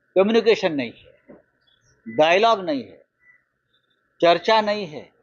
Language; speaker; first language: Hindi; non-native, local second language; Marathi